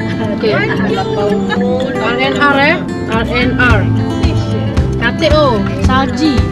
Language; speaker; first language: Malay; native; Malay